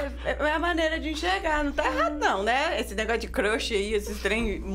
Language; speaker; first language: Portuguese; native; Portuguese